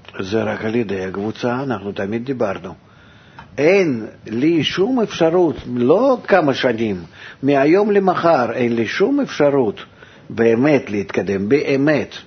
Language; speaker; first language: Hebrew; non-native, fluent; Russian